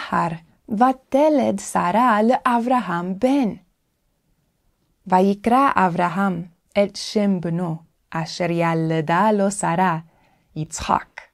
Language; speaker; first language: Hebrew; non-native, fluent; English